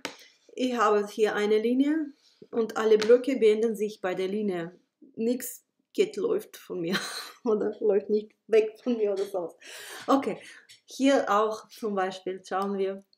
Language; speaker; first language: German; non-native, fluent; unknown